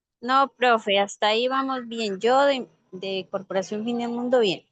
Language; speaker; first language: Spanish; native; Spanish